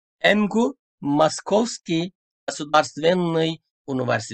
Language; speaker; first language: Russian; non-native, fluent; Turkish